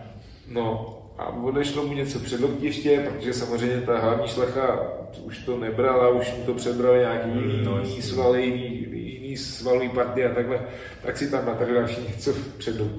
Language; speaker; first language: Czech; native; Czech